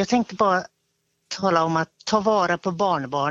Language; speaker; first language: Swedish; native; Swedish